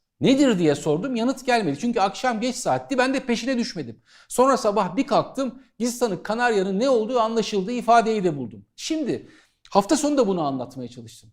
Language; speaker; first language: Turkish; native; Turkish